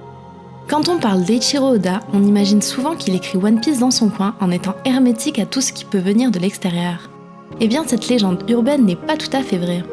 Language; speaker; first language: French; native; French